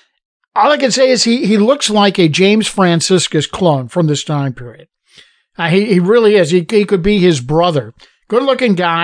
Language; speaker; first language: English; native; English